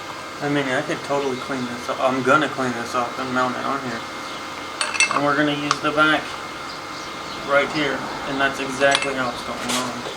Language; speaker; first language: English; native; English